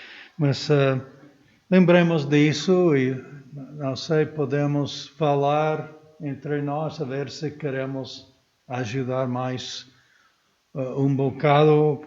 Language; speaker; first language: Portuguese; non-native, fluent; English